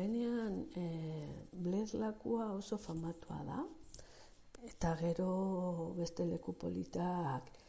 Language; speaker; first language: Basque; non-native, local second language; Spanish